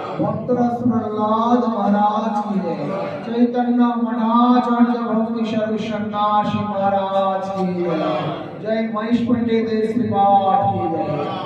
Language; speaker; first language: Hindi; non-native, local second language; Bangla